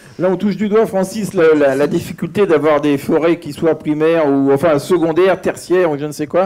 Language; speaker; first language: French; native; French